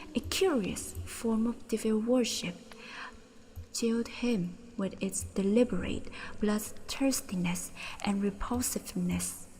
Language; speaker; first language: English; non-native, learner; Vietnamese